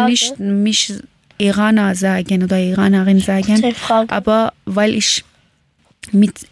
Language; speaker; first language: German; non-native, learner; Persian